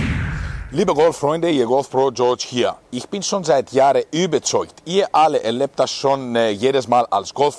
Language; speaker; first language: German; non-native, fluent; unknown